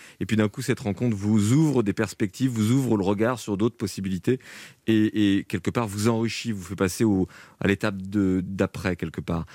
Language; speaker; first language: French; native; French